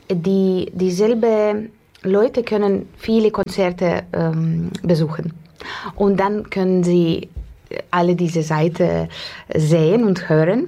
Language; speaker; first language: German; non-native, learner; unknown